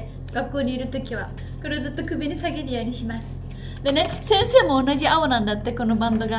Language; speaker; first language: Japanese; native; Japanese